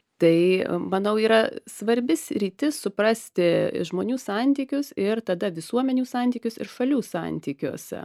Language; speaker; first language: Lithuanian; early bilingual, heritage; Lithuanian